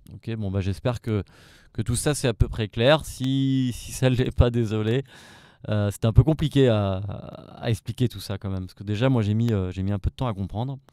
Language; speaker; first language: French; native; French